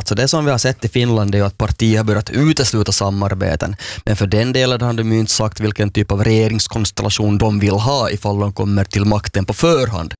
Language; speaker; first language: Swedish; native; Swedish